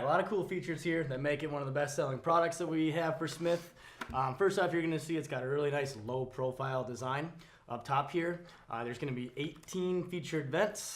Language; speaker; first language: English; native; English